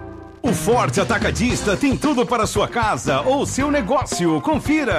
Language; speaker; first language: Portuguese; native; Portuguese